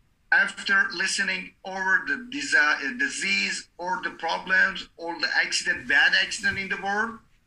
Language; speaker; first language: English; non-native, learner; Persian